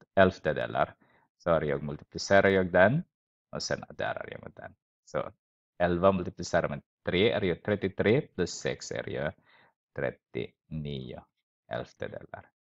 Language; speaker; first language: Swedish; non-native, fluent; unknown